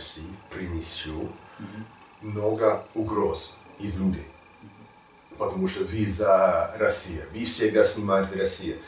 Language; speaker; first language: Russian; non-native, learner; English